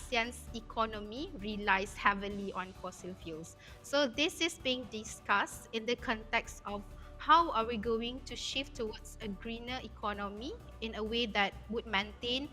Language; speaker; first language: English; non-native, fluent; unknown